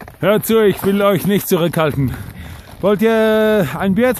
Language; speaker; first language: German; non-native, fluent; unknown